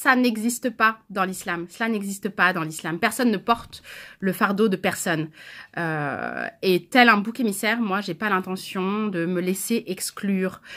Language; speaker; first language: French; native; French